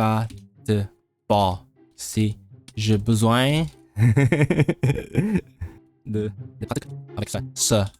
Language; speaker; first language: French; non-native, learner; Cantonese